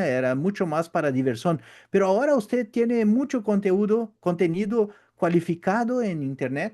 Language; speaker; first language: Spanish; non-native, fluent; Portuguese